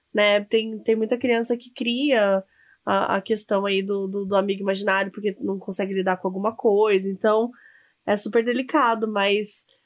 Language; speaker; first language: Portuguese; native; Portuguese